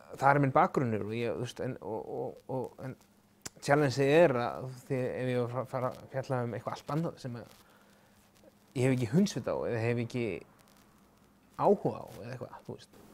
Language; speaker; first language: Icelandic; native; Icelandic